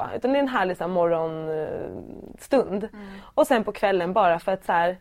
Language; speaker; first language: Swedish; native; Swedish